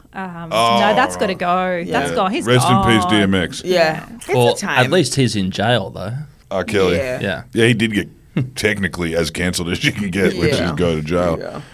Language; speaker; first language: English; native; English